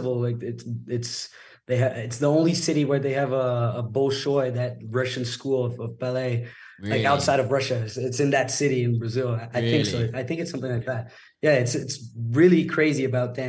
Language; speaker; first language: English; non-native, fluent; Portuguese